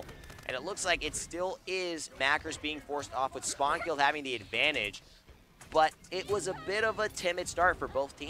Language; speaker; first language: English; native; English